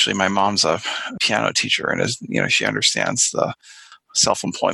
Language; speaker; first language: English; native; English